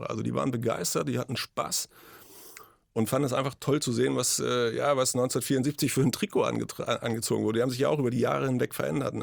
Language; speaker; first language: German; native; German